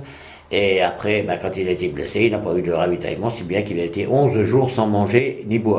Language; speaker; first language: French; native; French